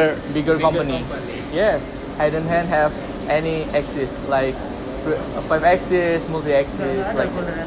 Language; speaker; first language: English; non-native, learner; Indonesian